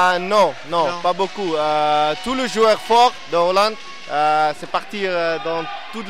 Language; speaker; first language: French; non-native, learner; Dutch